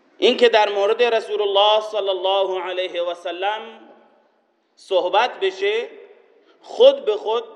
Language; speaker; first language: Persian; non-native, local second language; Baluchi